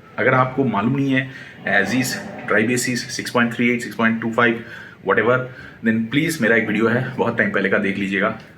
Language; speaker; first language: Hindi; non-native, local second language; Bangla